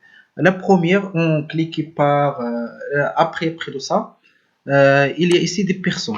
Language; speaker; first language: French; non-native, learner; Arabic